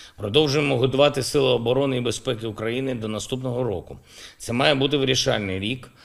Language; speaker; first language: Ukrainian; non-native, local second language; Russian